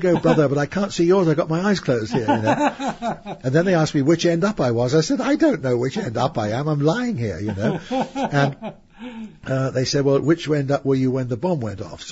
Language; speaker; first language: English; native; English